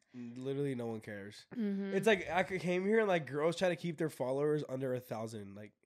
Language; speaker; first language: English; native; English